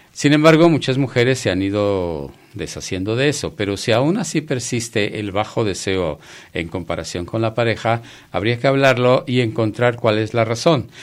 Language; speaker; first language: Spanish; native; Spanish